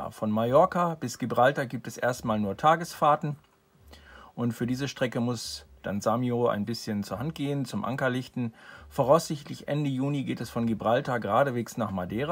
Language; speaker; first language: German; native; German